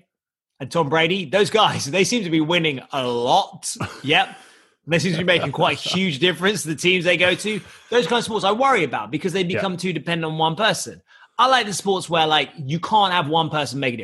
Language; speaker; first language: English; native; English